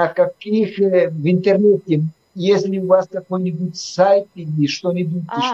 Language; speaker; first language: Russian; non-native, fluent; Spanish